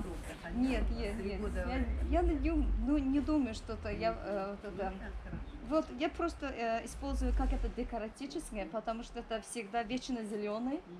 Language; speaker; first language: Russian; non-native, learner; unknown